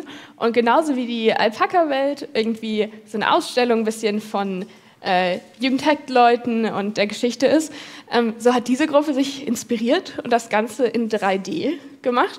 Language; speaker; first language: German; native; German